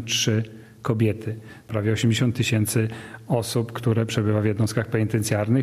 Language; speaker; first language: Polish; native; Polish